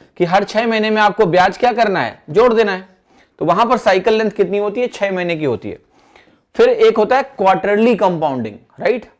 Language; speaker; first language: Hindi; native; Hindi